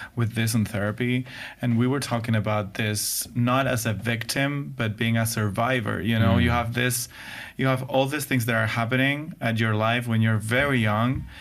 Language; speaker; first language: English; non-native, fluent; Spanish